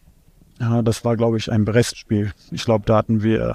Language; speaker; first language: German; native; German